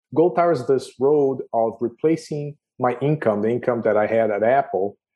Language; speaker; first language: English; non-native, fluent; Portuguese